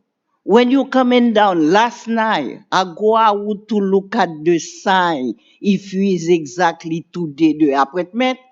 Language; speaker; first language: English; non-native, learner; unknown